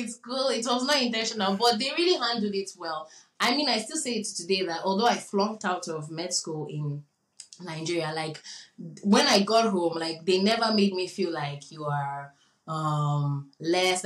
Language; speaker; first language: English; non-native, local second language; Yoruba